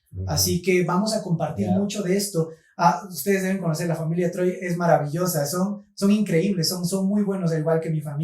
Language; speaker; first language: Spanish; native; Spanish